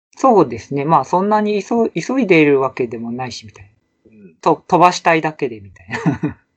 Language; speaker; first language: Japanese; native; Japanese